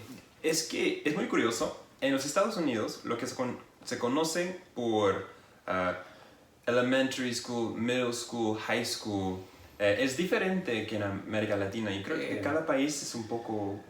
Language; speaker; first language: Spanish; non-native, fluent; English